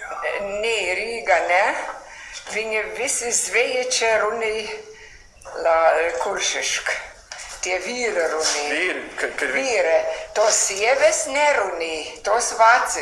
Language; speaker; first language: Latvian; early bilingual, heritage; Latvian